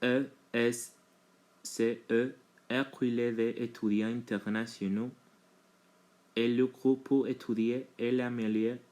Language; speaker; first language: French; non-native, learner; Spanish